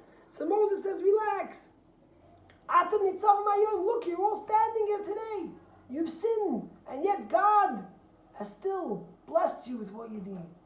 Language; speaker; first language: English; native; English